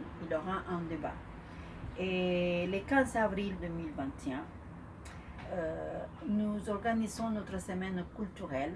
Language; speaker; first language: French; non-native, fluent; Spanish